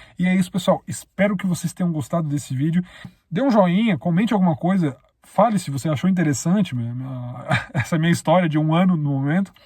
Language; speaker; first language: Portuguese; native; Portuguese